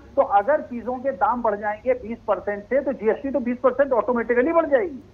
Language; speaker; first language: Hindi; native; Hindi